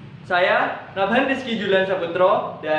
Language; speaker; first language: Indonesian; native; Indonesian